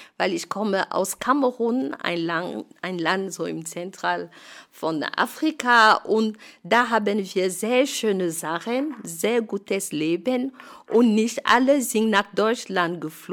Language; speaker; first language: German; non-native, fluent; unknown